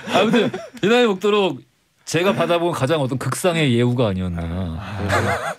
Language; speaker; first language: Korean; native; Korean